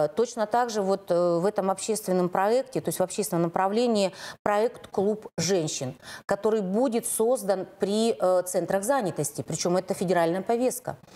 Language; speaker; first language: Russian; native; Russian